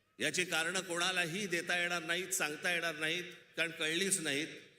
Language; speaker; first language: Marathi; native; Marathi